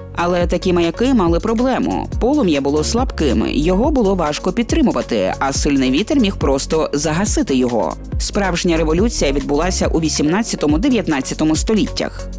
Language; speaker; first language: Ukrainian; native; Ukrainian